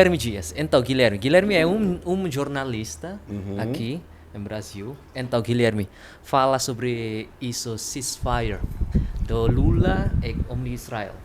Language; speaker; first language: Portuguese; non-native, learner; Indonesian